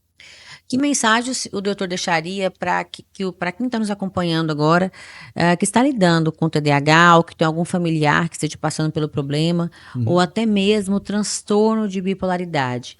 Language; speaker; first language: Portuguese; native; Portuguese